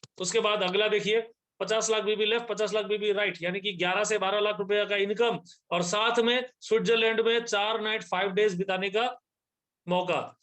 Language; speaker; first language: Hindi; non-native, local second language; Nepali